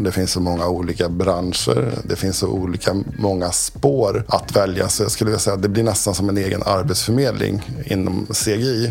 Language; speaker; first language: Swedish; native; Swedish